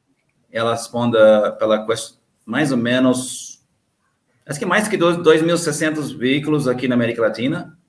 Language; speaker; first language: Portuguese; non-native, learner; English